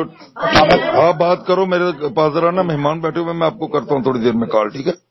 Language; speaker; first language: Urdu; non-native, local second language; Punjabi